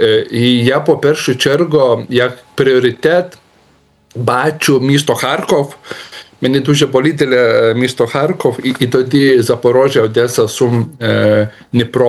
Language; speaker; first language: Ukrainian; non-native, learner; Lithuanian